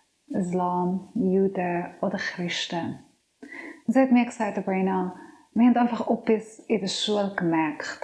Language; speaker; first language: German; non-native, fluent; Persian